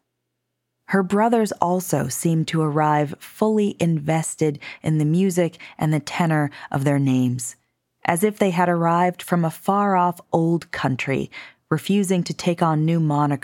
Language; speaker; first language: English; native; English